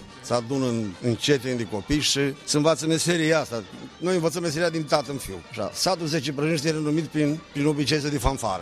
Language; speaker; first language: Romanian; native; Romanian